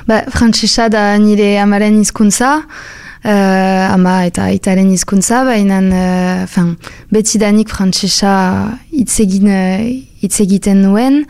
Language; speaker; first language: Basque; non-native, local second language; French